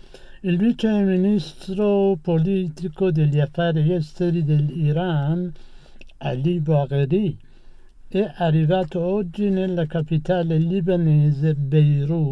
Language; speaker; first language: Italian; non-native, fluent; Persian